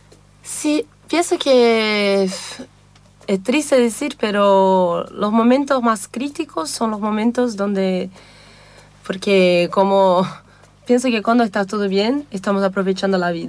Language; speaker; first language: Spanish; non-native, fluent; Portuguese